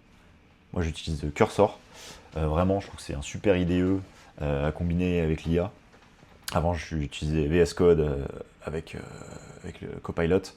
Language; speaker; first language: French; native; French